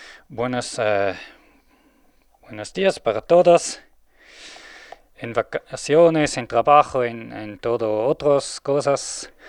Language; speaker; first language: Spanish; non-native, learner; Swiss German